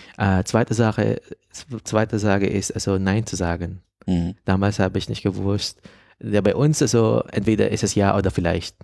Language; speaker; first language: German; non-native, fluent; Filipino